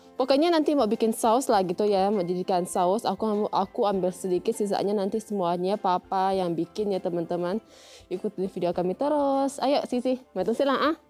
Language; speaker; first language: Indonesian; native; Indonesian